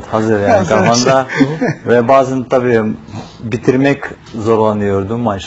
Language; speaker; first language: Turkish; non-native, fluent; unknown